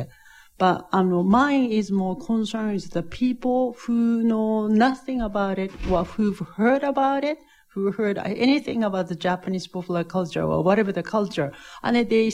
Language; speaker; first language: English; non-native, fluent; Japanese